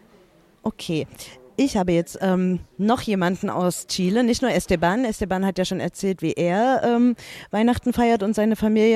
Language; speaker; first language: German; native; German